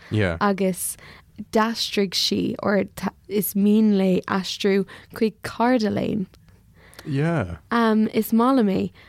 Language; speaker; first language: Irish; non-native, local second language; English